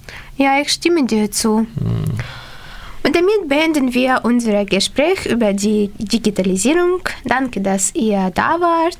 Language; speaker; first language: German; non-native, learner; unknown